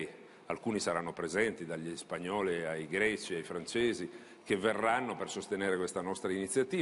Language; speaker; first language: Italian; native; Italian